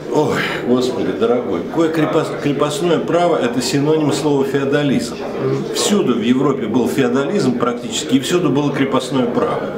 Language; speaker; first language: Russian; native; Russian